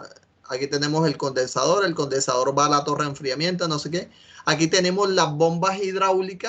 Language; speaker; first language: Spanish; native; Spanish